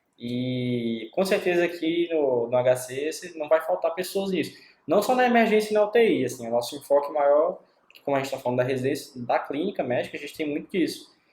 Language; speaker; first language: Portuguese; native; Portuguese